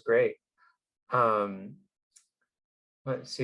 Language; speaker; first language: English; native; English